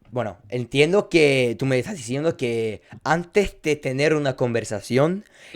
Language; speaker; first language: Spanish; non-native, fluent; English